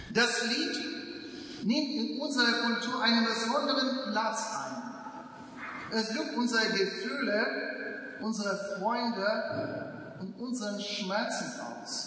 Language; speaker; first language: German; non-native, fluent; Ukrainian